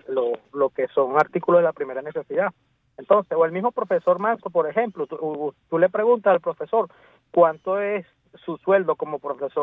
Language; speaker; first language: Spanish; native; Spanish